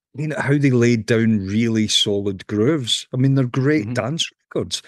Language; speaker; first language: English; native; English